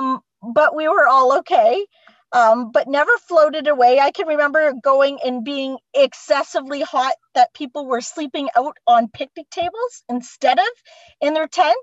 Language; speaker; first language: English; native; English